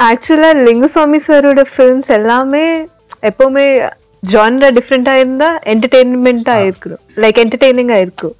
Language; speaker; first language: Tamil; non-native, learner; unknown